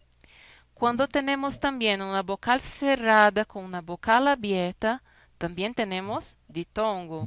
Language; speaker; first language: Spanish; non-native, fluent; Portuguese